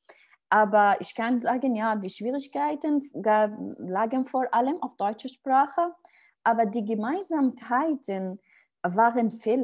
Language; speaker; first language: German; non-native, learner; Arabic